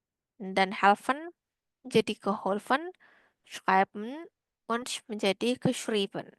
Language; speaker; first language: German; non-native, learner; Indonesian